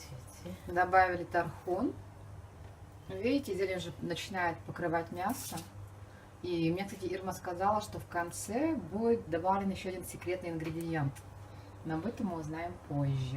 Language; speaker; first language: Russian; native; Russian